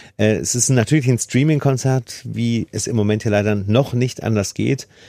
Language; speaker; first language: German; native; German